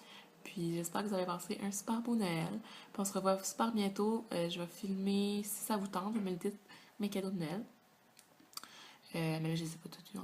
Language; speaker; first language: French; native; French